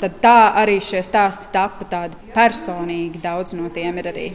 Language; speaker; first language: Latvian; native; Latvian